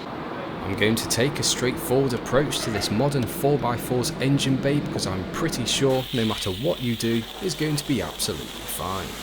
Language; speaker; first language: English; native; English